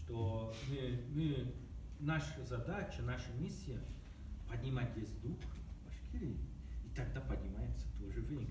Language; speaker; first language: Russian; non-native, learner; Hungarian